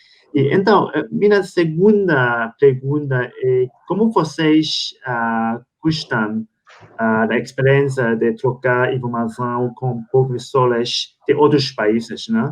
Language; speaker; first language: Portuguese; non-native, fluent; Spanish